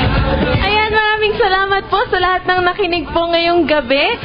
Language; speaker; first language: Filipino; native; Filipino